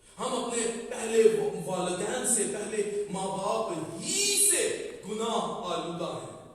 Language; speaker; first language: Urdu; non-native, local second language; Punjabi